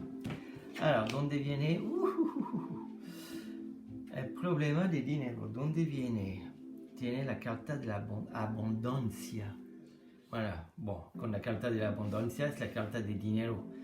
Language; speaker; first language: Spanish; non-native, learner; French